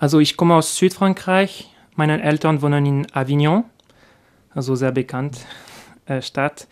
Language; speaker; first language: German; non-native, learner; French